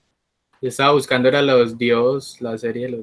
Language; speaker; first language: Spanish; native; Spanish